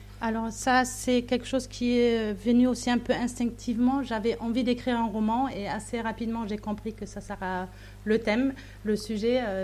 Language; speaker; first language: French; non-native, fluent; German